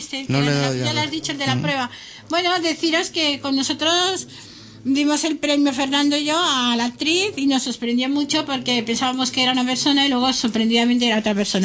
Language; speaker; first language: Spanish; native; Spanish